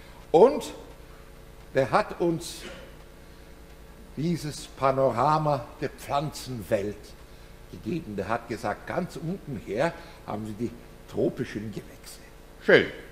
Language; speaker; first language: German; non-native, fluent; Turkish